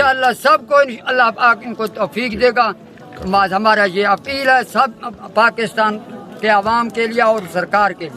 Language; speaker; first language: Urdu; non-native, local second language; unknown